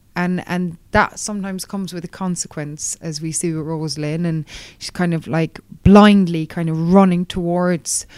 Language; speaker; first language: English; native; English